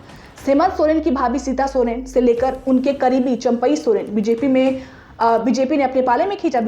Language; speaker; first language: Hindi; native; Hindi